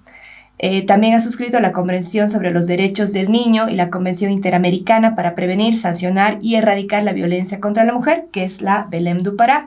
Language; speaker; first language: Spanish; native; Spanish